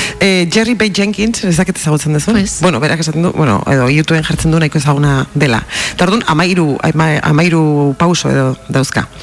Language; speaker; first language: Basque; non-native, local second language; Spanish